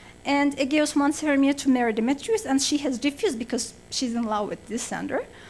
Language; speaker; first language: English; non-native, fluent; Turkish